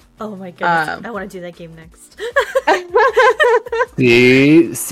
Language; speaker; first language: English; native; English